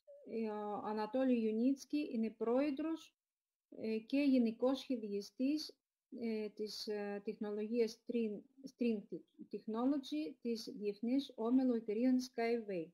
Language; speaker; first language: Greek; non-native, fluent; Russian